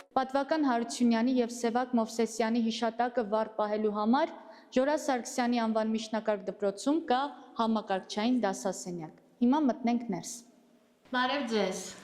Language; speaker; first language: Armenian; native; Armenian